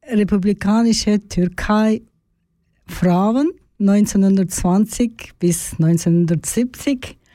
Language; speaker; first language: German; non-native, learner; Turkish